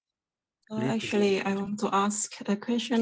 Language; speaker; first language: English; non-native, learner; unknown